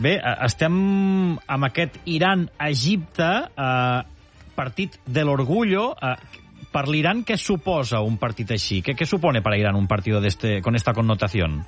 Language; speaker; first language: Catalan; native; Catalan